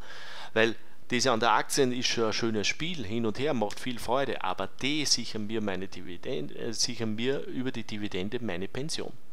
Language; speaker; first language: German; native; German